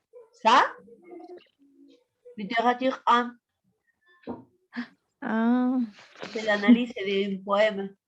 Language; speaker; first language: French; non-native, fluent; Spanish